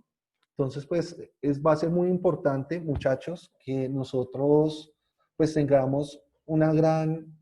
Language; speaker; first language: Spanish; native; Spanish